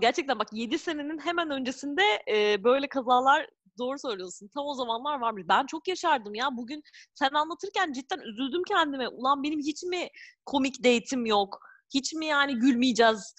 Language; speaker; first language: Turkish; native; Turkish